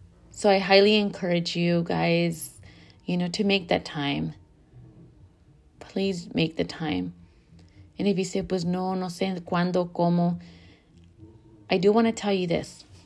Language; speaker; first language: English; early bilingual, other home language; Spanish